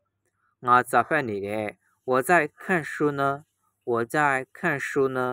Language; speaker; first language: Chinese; non-native, fluent; Burmese